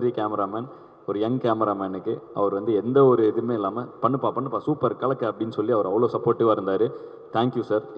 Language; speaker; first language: Tamil; native; Tamil